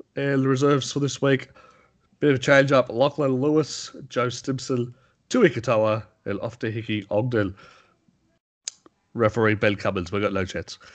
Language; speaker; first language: English; native; English